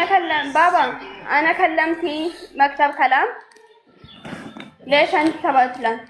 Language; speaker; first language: Arabic; non-native, learner; Amharic